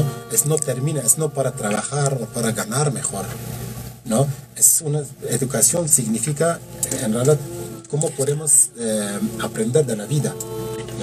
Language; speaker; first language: Spanish; non-native, learner; Kurdish